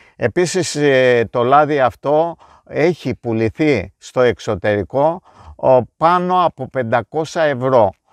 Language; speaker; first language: Greek; native; Greek